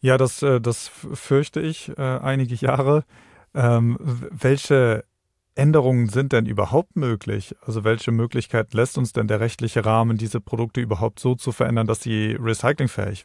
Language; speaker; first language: German; native; German